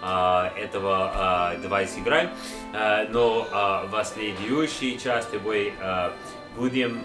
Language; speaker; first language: Russian; non-native, learner; English